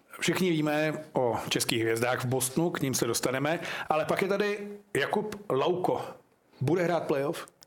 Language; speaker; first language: Czech; native; Czech